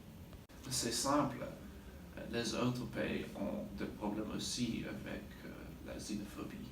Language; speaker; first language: French; non-native, learner; English